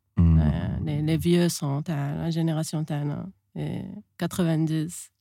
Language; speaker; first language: French; non-native, local second language; Arabic